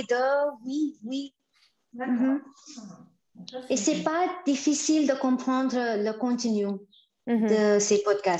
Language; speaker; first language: French; non-native, fluent; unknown